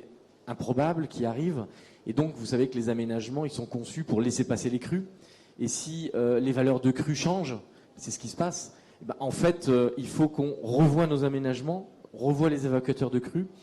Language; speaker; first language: French; native; French